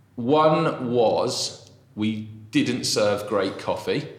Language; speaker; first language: English; native; English